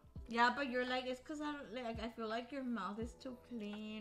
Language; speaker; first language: English; early bilingual, other home language; Spanish